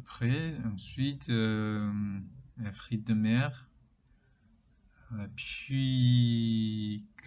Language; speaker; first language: French; non-native, learner; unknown